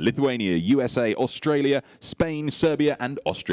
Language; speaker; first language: English; native; English